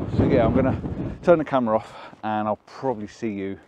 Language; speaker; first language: English; native; English